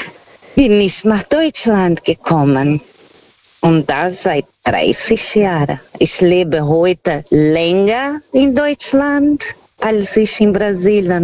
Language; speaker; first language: German; non-native, fluent; Portuguese